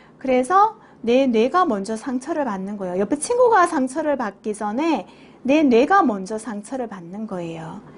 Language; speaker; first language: Korean; native; Korean